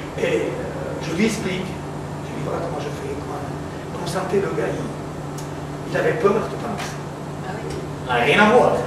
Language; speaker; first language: French; native; French